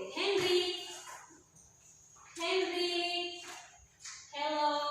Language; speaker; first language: English; non-native, learner; Indonesian